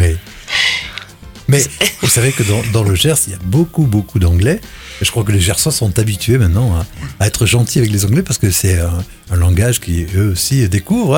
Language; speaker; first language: French; native; French